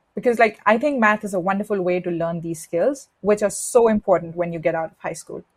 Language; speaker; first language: English; non-native, local second language; Hindi